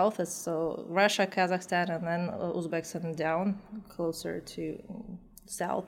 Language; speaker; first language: English; non-native, fluent; Uzbek